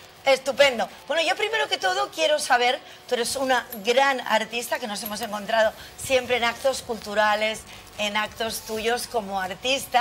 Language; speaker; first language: Spanish; native; Spanish